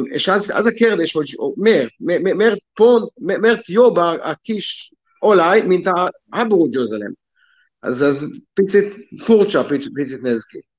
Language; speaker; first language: Hungarian; non-native, learner; Hebrew